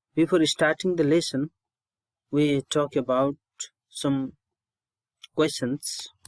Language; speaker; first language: English; non-native, local second language; Nepali